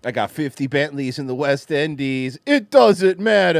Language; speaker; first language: English; native; English